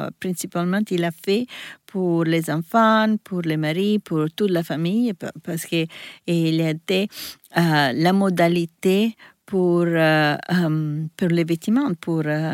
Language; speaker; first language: French; non-native, learner; Italian